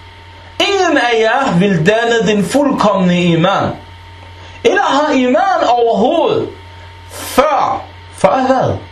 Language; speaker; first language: Danish; non-native, fluent; Arabic